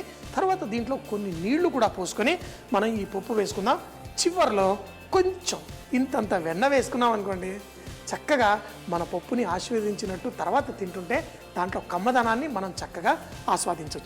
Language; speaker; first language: Telugu; native; Telugu